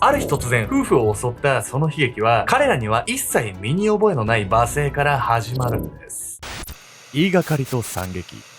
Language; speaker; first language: Japanese; native; Japanese